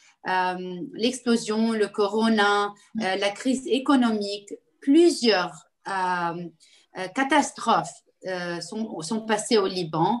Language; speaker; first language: French; non-native, local second language; Arabic